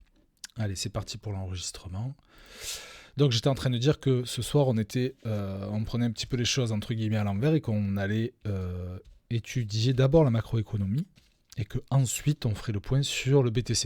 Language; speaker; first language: French; native; French